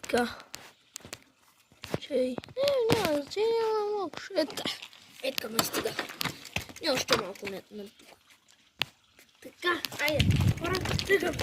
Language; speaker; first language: Bulgarian; native; Bulgarian